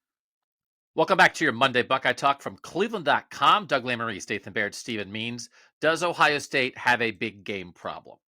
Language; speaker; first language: English; native; English